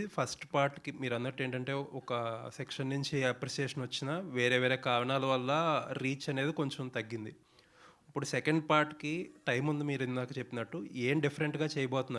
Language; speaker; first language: Telugu; native; Telugu